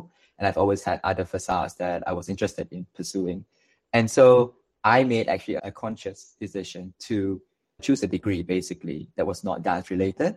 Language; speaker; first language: English; non-native, local second language; Chinese